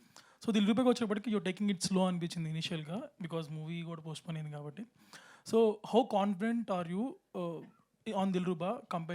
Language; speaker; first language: Telugu; native; Telugu